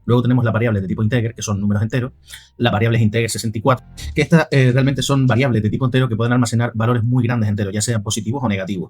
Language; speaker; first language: Spanish; native; Spanish